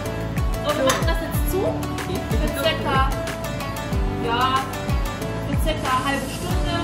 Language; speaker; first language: German; early bilingual, other home language; Persian